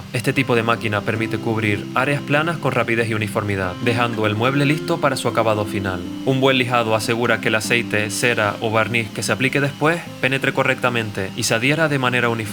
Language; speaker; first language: Spanish; native; Spanish